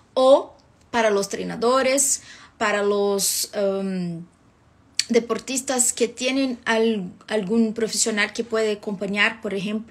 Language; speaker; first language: Spanish; non-native, fluent; Portuguese